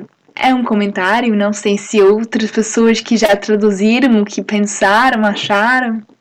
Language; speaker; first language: Portuguese; non-native, fluent; English